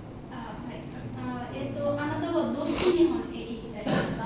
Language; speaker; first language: Japanese; non-native, fluent; Bangla